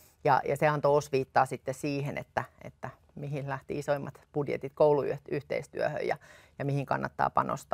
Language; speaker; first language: Finnish; native; Finnish